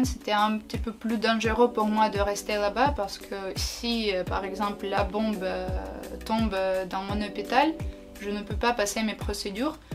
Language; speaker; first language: French; non-native, learner; Ukrainian